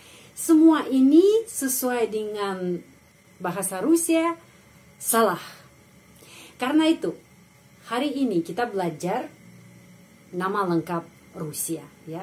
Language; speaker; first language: Indonesian; non-native, fluent; Russian